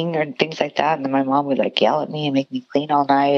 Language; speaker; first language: English; native; English